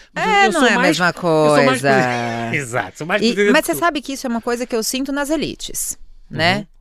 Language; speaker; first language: Portuguese; native; Portuguese